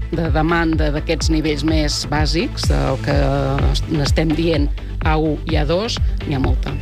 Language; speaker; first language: Catalan; native; Catalan